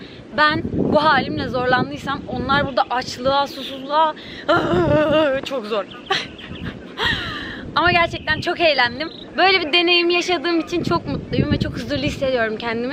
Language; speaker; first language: Turkish; native; Turkish